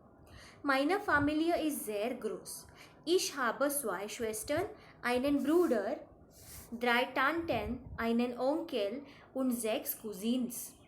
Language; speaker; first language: German; non-native, fluent; Marathi